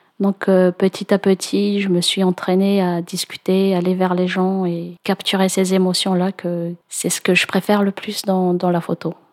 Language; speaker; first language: French; non-native, local second language; Malagasy